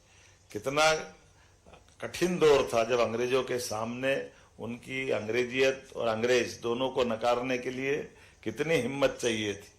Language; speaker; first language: Hindi; native; Hindi